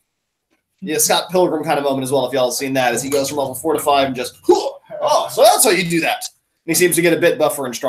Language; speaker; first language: English; native; English